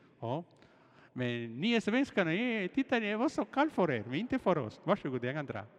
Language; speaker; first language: Swedish; non-native, fluent; Spanish